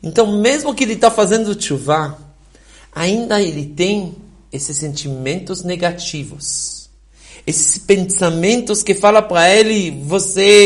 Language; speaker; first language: Portuguese; non-native, fluent; Hebrew